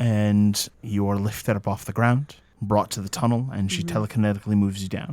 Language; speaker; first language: English; native; English